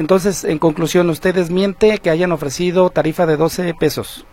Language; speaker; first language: Spanish; native; Spanish